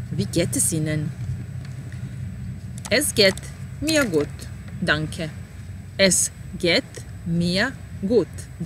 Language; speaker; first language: German; non-native, fluent; Serbian